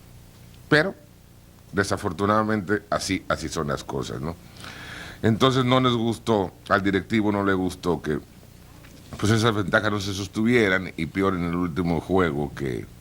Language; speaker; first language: Spanish; native; Spanish